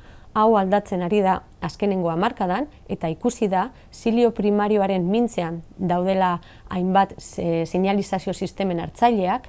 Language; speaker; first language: Basque; non-native, local second language; Spanish